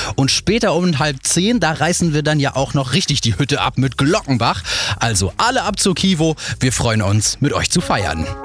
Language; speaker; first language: German; native; German